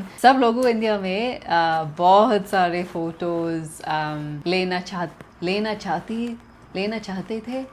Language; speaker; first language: Hindi; non-native, learner; English